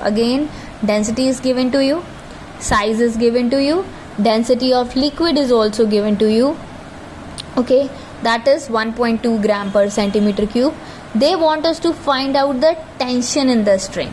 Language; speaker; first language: English; non-native, local second language; Hindi